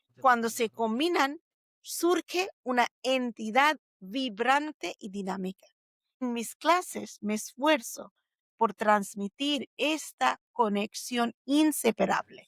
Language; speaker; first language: Spanish; non-native, fluent; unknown